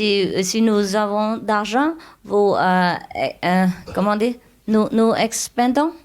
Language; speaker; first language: French; non-native, learner; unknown